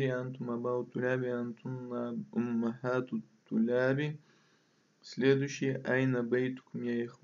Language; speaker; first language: Arabic; non-native, fluent; Russian